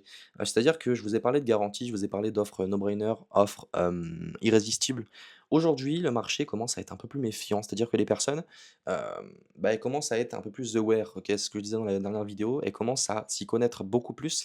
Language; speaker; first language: French; native; French